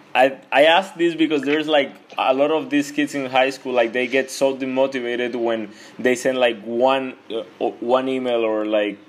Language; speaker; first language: English; non-native, fluent; Spanish